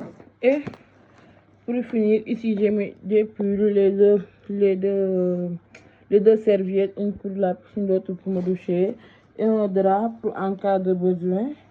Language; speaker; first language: French; non-native, fluent; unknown